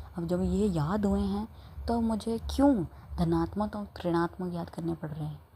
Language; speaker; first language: Hindi; non-native, local second language; Marwari